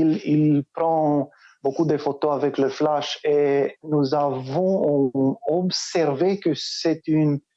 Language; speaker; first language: French; non-native, fluent; Romanian